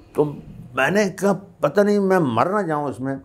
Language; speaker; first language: Urdu; non-native, local second language; Punjabi